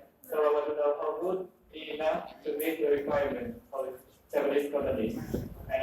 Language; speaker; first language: English; non-native, fluent; Vietnamese